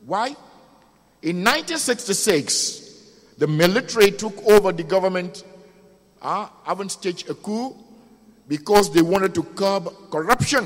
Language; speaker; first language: English; non-native, local second language; Yoruba